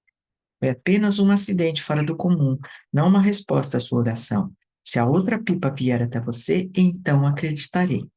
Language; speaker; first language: Portuguese; native; Portuguese